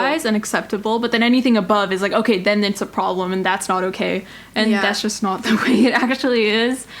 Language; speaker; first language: English; native; English